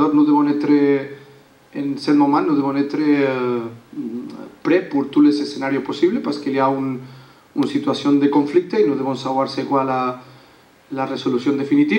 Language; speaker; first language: French; non-native, learner; Spanish